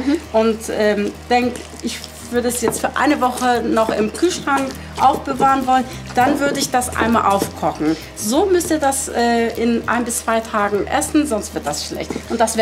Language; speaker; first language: German; early bilingual, other home language; Turkish